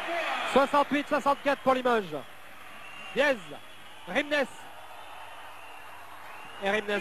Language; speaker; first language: French; native; French